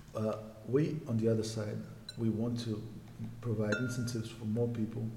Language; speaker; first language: English; non-native, fluent; Portuguese